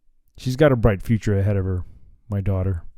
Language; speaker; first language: English; native; English